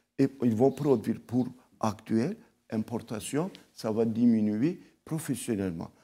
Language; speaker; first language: French; non-native, local second language; Arabic